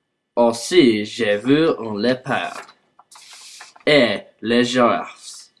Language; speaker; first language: French; non-native, learner; English